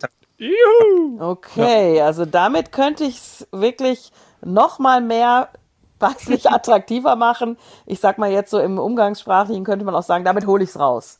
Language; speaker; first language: German; native; German